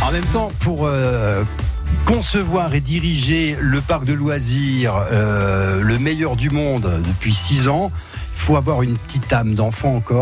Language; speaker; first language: French; native; French